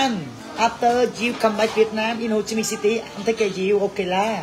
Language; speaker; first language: English; non-native, learner; Vietnamese